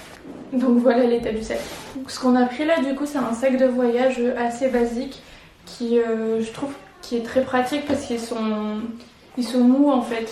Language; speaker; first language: French; native; French